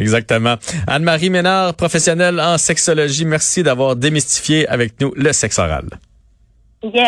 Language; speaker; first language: French; native; French